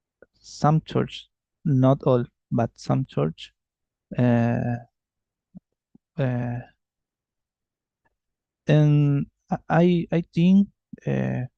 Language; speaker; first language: English; non-native, learner; Spanish